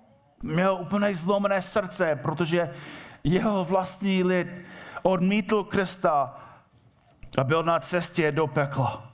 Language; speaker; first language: Czech; non-native, fluent; English